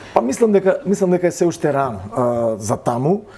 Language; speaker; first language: Macedonian; native; Macedonian